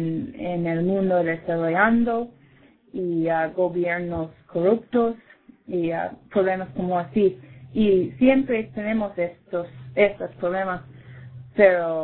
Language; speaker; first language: Spanish; non-native, learner; English